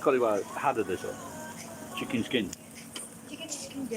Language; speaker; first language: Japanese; non-native, learner; English